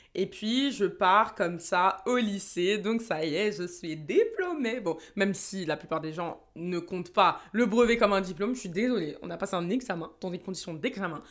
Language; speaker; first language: French; native; French